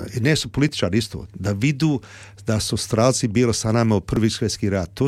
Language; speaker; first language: Serbian; early bilingual, heritage; Serbian